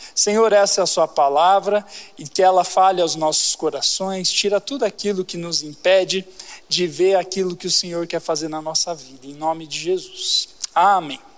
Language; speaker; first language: Portuguese; native; Portuguese